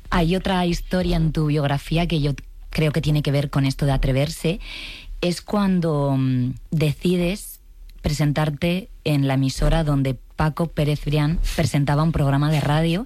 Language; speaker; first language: Spanish; native; Spanish